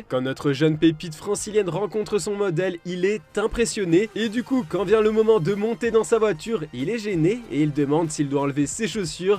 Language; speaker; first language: French; native; French